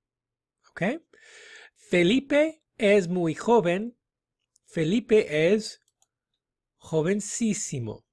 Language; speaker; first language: Spanish; non-native, fluent; English